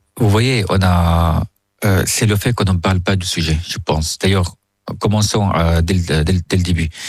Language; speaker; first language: French; non-native, fluent; Arabic